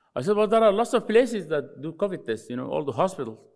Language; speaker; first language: English; non-native, fluent; Arabic